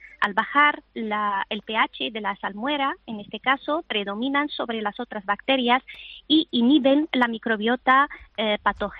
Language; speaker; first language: Spanish; non-native, fluent; Arabic